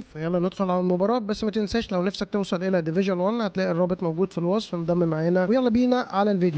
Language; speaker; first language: Arabic; native; Arabic